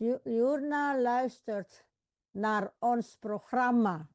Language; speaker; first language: Dutch; non-native, learner; Indonesian